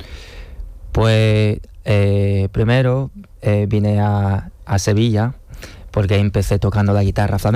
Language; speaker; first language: Spanish; non-native, fluent; Chinese